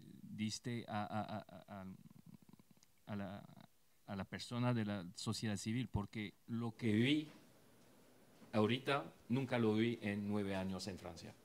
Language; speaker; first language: Spanish; non-native, fluent; French